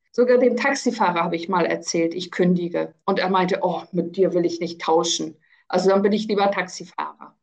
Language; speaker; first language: German; early bilingual, other home language; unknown